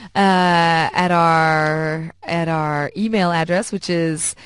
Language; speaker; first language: English; non-native, fluent; Spanish